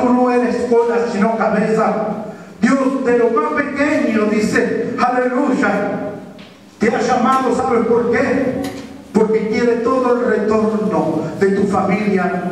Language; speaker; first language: Spanish; native; Spanish